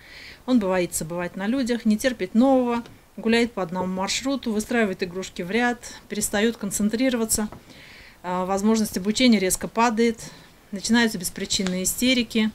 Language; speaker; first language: Russian; native; Russian